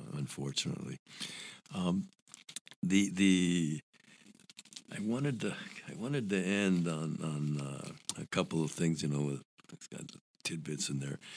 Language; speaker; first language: English; early bilingual, other home language; Spanish